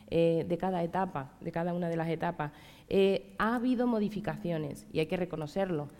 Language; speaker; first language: Spanish; native; Spanish